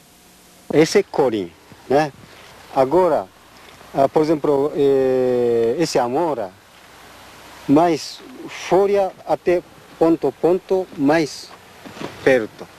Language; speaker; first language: Portuguese; non-native, learner; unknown